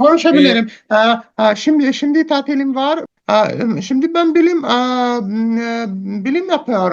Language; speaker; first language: Turkish; non-native, learner; Russian